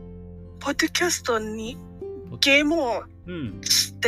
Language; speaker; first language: Japanese; non-native, learner; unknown